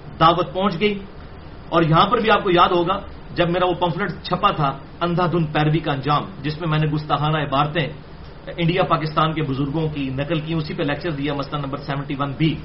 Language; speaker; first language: Urdu; non-native, local second language; Punjabi